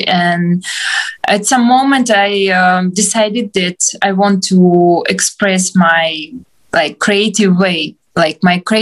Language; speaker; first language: English; non-native, fluent; Ukrainian